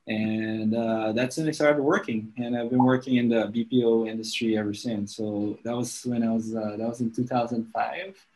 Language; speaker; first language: English; native; English